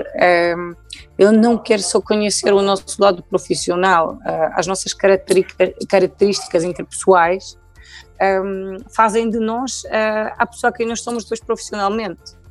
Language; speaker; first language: Portuguese; non-native, fluent; Polish